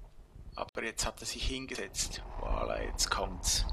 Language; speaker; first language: German; native; German